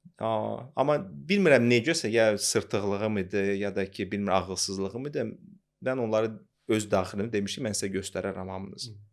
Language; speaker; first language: Azerbaijani; non-native, local second language; Russian